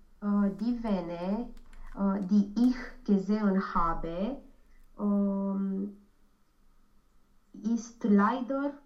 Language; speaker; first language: German; non-native, learner; Romanian